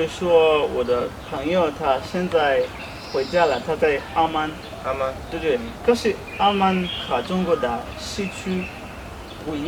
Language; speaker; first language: Chinese; non-native, learner; Swahili